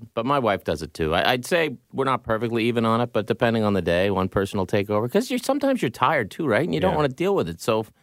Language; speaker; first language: English; native; English